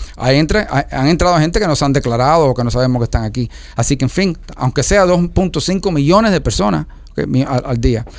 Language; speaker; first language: Spanish; early bilingual, heritage; Spanish